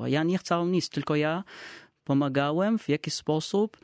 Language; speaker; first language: Polish; non-native, learner; Arabic